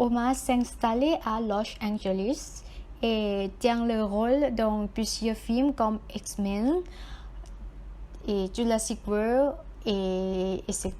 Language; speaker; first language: French; non-native, learner; Thai